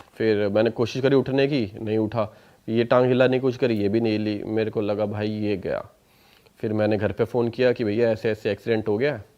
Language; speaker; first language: Hindi; non-native, local second language; Punjabi